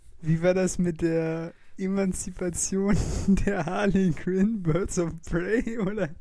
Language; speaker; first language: German; native; German